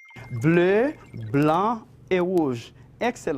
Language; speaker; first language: French; non-native, fluent; Spanish